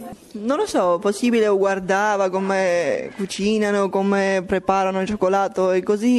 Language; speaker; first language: Italian; non-native, learner; Armenian